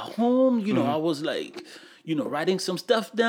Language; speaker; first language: English; non-native, fluent; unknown